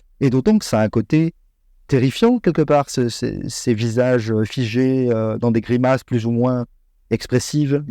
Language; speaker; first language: French; native; French